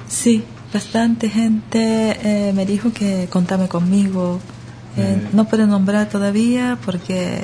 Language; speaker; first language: Spanish; non-native, learner; Japanese